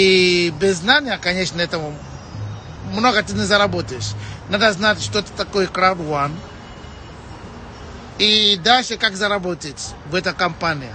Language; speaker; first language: Russian; non-native, fluent; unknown